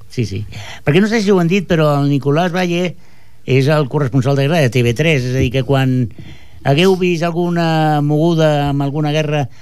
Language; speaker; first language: Catalan; native; Catalan